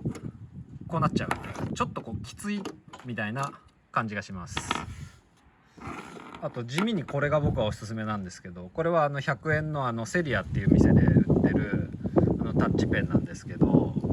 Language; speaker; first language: Japanese; native; Japanese